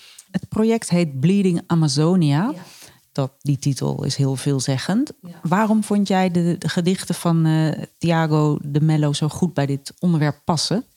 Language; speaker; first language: Dutch; native; Dutch